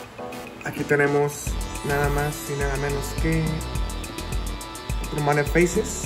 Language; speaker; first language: Spanish; native; Spanish